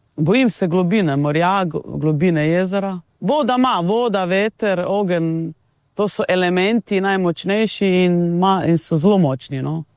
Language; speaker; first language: Slovenian; non-native, local second language; Romany